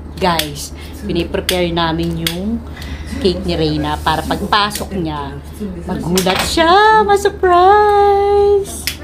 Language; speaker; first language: Filipino; native; Filipino